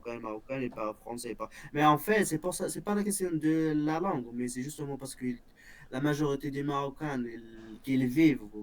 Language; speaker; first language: French; non-native, local second language; Berber languages